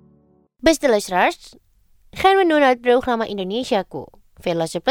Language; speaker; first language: Dutch; non-native, fluent; Indonesian